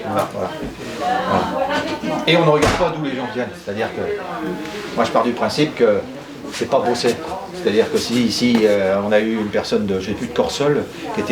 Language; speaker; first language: French; native; French